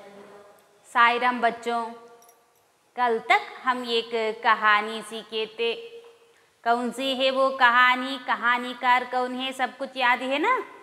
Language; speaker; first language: Hindi; non-native, local second language; Kannada